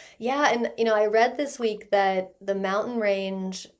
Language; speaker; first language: English; native; English